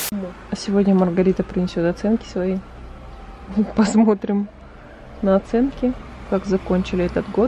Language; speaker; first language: Russian; native; Russian